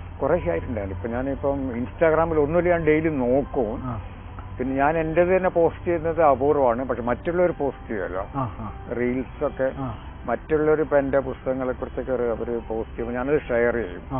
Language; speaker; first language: Malayalam; native; Malayalam